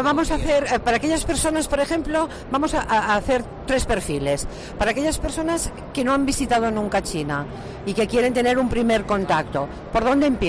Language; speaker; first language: Spanish; non-native, local second language; Catalan